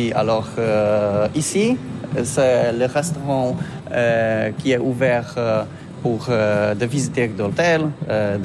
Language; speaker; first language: French; non-native, learner; Polish